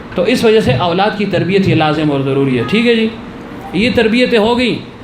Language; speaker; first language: Urdu; non-native, local second language; Pashto